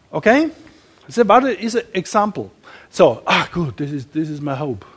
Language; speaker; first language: English; non-native, learner; German